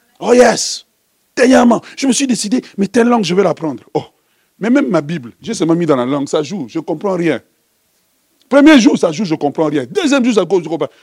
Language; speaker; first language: French; non-native, local second language; Lingala